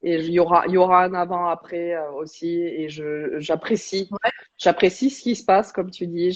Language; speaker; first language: French; native; French